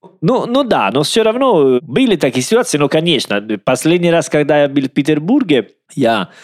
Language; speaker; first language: Russian; non-native, learner; Italian